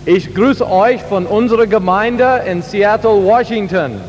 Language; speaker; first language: German; non-native, learner; English